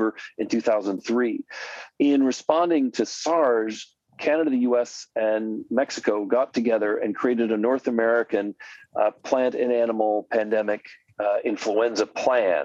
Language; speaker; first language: English; native; English